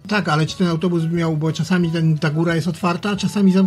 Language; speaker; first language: Polish; native; Polish